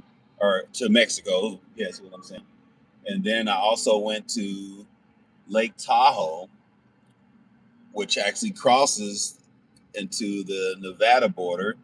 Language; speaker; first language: English; native; English